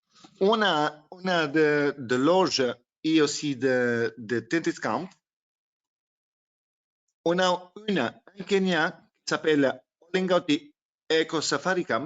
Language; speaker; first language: French; non-native, learner; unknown